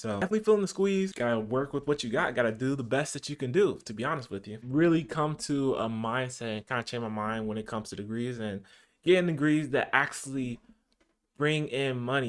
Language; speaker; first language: English; native; English